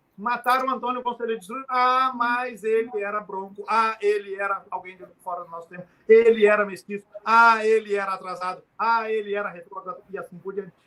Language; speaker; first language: Portuguese; native; Portuguese